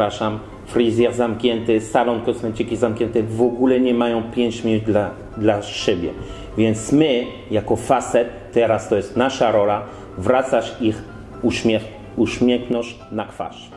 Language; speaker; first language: Polish; non-native, learner; French